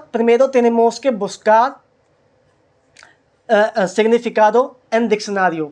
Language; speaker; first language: Spanish; non-native, learner; Hindi